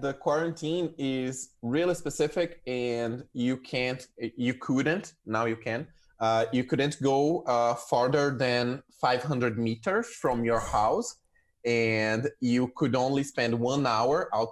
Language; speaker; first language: English; non-native, fluent; Portuguese